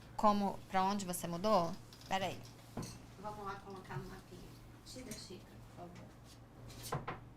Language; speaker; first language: Portuguese; native; Portuguese